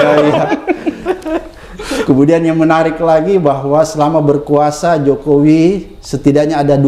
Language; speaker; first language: Indonesian; native; Indonesian